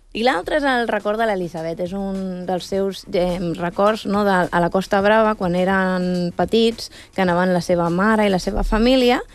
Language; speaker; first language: Catalan; native; Catalan